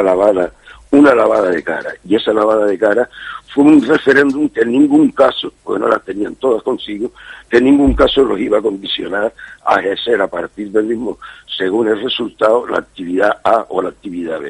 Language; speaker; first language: Spanish; native; Spanish